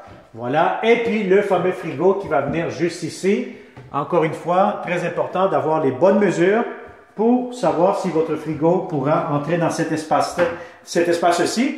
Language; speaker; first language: French; native; French